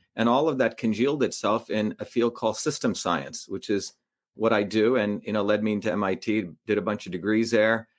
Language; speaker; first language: English; early bilingual, other home language; Tamil